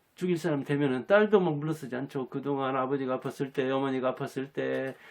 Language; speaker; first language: Korean; native; Korean